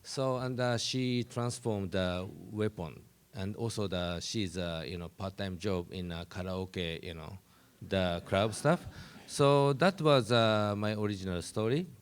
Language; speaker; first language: English; non-native, learner; Japanese